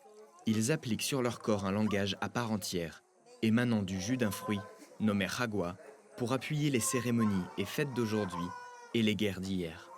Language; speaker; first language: French; native; French